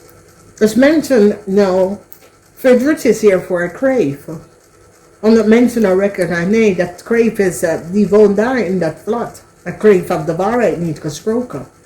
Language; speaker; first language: Dutch; non-native, learner; English